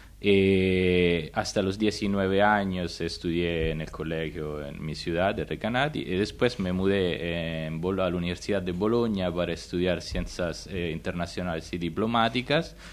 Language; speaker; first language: Spanish; non-native, fluent; Italian